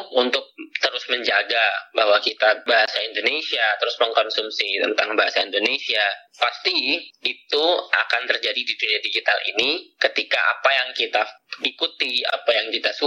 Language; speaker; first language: Indonesian; native; Indonesian